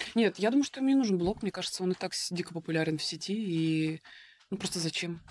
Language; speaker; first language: Russian; native; Russian